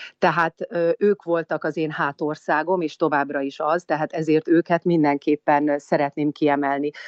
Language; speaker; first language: Hungarian; native; Hungarian